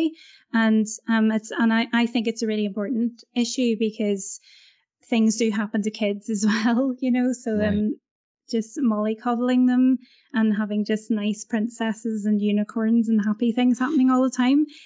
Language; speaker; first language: English; native; English